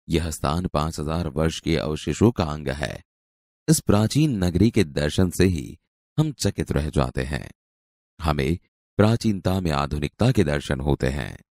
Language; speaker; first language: Hindi; non-native, local second language; Gujarati